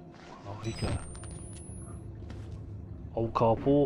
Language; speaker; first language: Māori; non-native, learner; English